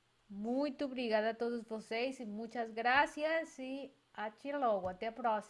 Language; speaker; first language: Portuguese; non-native, learner; Spanish